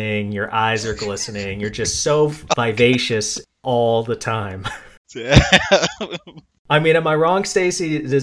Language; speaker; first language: English; native; English